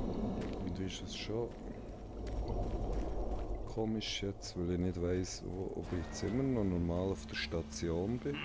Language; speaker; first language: German; native; German